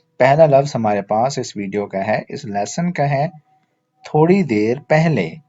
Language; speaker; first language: Urdu; native; Urdu